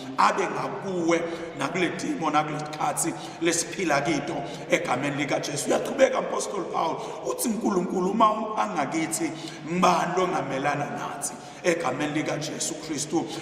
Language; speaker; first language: Zulu; non-native, local second language; Swati